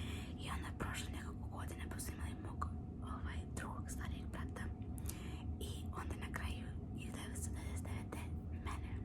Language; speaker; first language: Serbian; early bilingual, heritage; Serbian